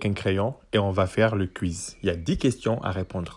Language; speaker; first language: French; native; French